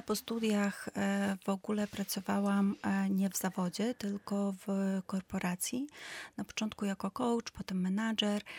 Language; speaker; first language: Polish; non-native, fluent; Ukrainian